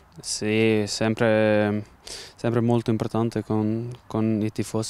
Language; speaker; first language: Italian; non-native, learner; Swedish